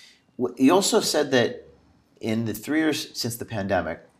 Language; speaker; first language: English; native; English